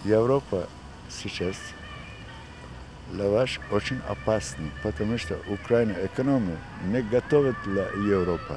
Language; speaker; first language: Russian; non-native, learner; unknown